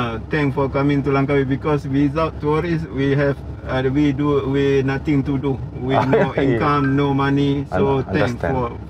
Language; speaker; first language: English; non-native, learner; Malay